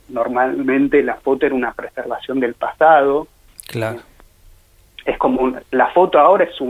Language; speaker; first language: Spanish; native; Spanish